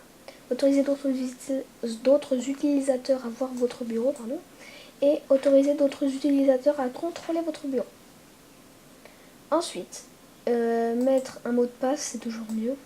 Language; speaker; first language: French; native; French